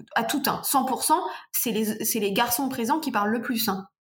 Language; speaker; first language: French; native; French